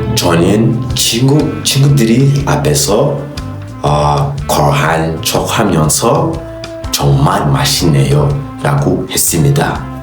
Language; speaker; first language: Korean; non-native, learner; Kinyarwanda